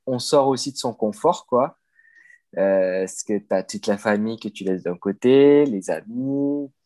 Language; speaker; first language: French; non-native, local second language; Morisyen